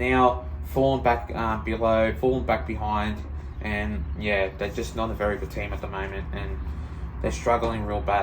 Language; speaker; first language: English; native; English